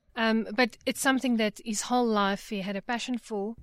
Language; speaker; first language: English; native; English